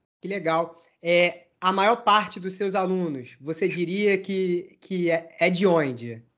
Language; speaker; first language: Portuguese; native; Portuguese